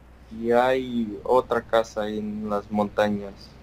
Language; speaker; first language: Spanish; early bilingual, heritage; Spanish